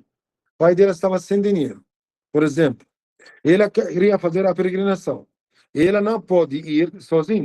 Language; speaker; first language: Portuguese; non-native, fluent; Arabic